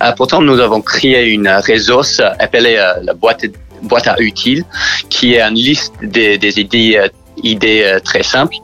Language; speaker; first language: French; non-native, learner; English